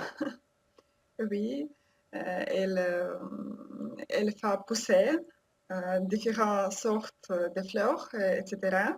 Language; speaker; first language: French; non-native, learner; Russian